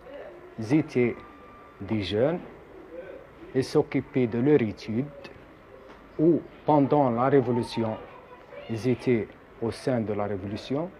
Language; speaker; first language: French; non-native, local second language; Arabic